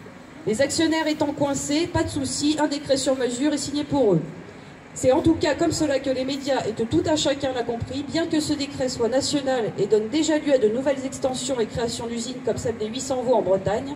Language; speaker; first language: French; native; French